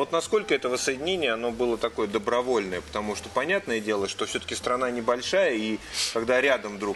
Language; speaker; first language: Russian; native; Russian